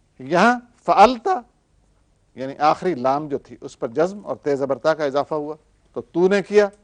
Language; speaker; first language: Urdu; native; Urdu